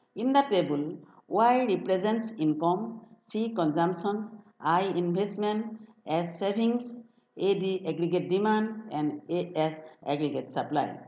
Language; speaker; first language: English; non-native, local second language; Assamese